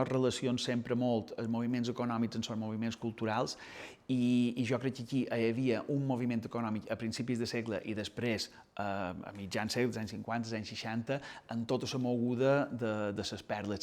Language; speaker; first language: Catalan; native; Catalan